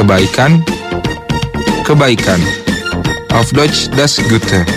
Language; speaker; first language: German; non-native, fluent; Indonesian